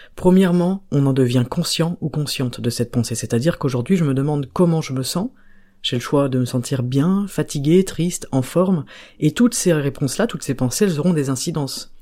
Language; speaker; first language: French; native; French